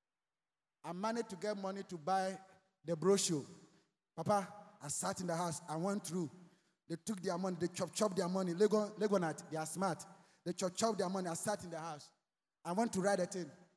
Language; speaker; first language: English; non-native, local second language; Akan